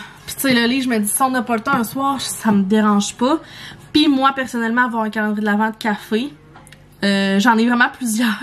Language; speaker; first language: French; native; French